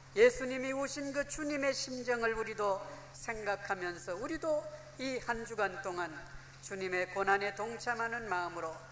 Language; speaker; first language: Korean; native; Korean